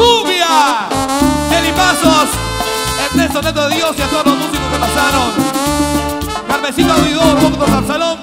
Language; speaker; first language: Spanish; native; Spanish